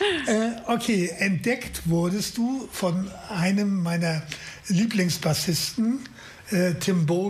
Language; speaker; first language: German; native; German